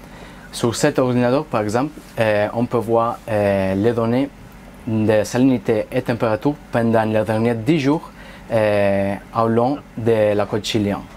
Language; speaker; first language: French; non-native, learner; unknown